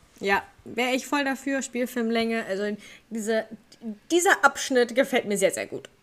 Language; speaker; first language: German; native; German